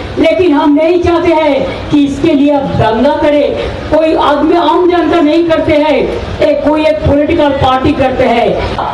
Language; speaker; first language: Hindi; non-native, local second language; Bangla